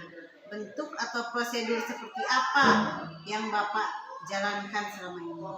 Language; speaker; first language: Indonesian; native; Indonesian